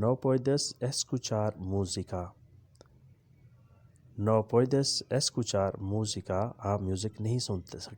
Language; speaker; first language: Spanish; non-native, learner; Urdu